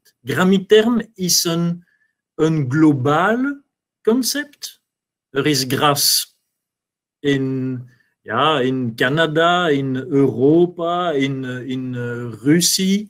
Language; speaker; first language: Dutch; non-native, learner; French